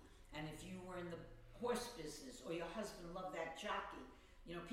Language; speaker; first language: English; native; English